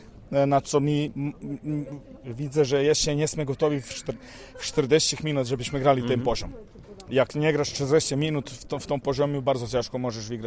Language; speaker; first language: Polish; non-native, fluent; Serbian